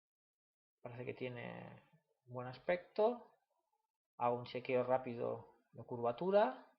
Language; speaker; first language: Spanish; native; Spanish